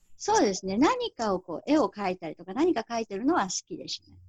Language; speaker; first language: Japanese; native; Japanese